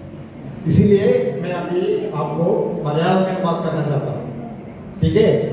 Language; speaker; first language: Hindi; non-native, local second language; Malayalam